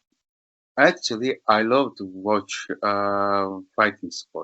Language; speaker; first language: English; non-native, learner; Turkish